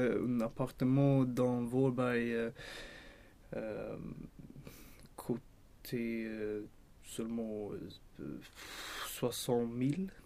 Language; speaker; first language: French; non-native, learner; Swedish